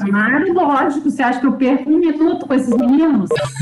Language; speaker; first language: Portuguese; native; Portuguese